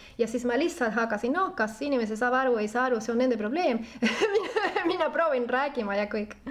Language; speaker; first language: Estonian; non-native, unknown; Spanish